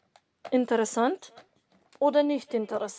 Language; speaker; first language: German; non-native, fluent; Macedonian